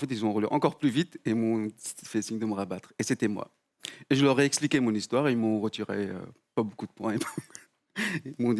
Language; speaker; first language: French; native; French